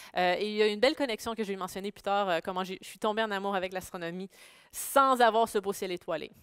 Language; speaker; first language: French; native; French